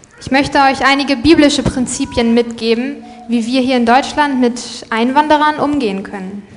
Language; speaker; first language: German; native; German